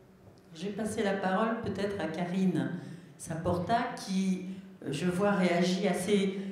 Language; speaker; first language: French; native; French